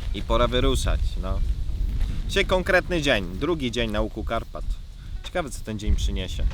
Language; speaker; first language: Polish; native; Polish